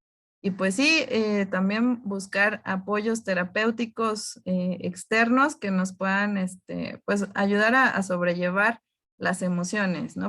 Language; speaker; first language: Spanish; native; Spanish